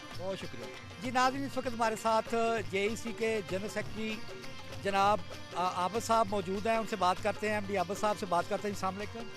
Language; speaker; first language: Urdu; non-native, local second language; Punjabi